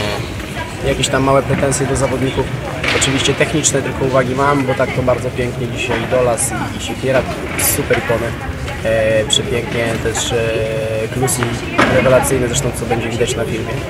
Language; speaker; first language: Polish; native; Polish